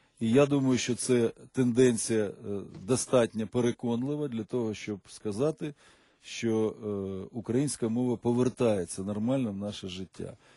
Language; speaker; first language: Ukrainian; non-native, local second language; Russian